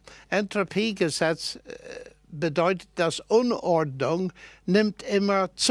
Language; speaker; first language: German; non-native, fluent; English